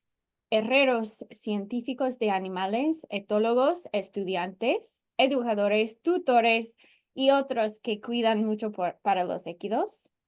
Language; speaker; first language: Spanish; non-native, fluent; English